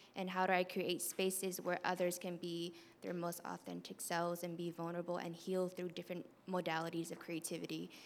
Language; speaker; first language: English; native; English